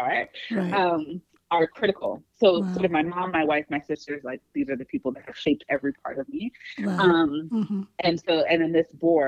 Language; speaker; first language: English; native; English